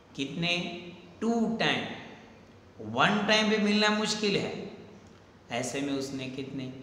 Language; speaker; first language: Hindi; non-native, local second language; Gujarati